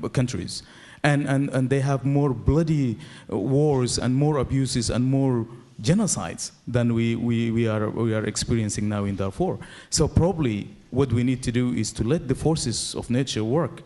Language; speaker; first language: English; non-native, fluent; Arabic